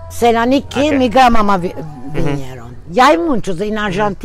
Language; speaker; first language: Spanish; early bilingual, heritage; Turkish